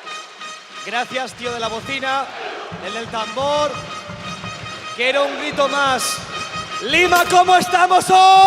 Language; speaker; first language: Spanish; non-native, fluent; English